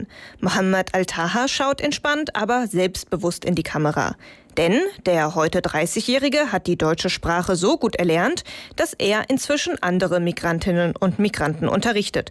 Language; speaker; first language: German; native; German